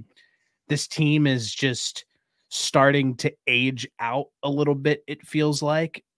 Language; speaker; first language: English; native; English